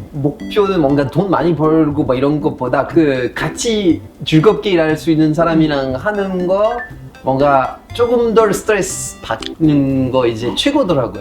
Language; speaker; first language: Korean; non-native, fluent; French